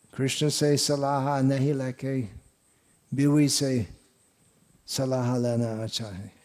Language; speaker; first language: Hindi; non-native, fluent; English